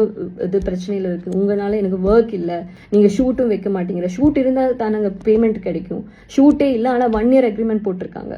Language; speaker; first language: Tamil; non-native, local second language; Malayalam